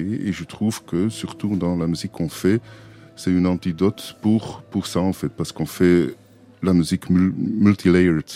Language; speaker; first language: French; non-native, local second language; Dutch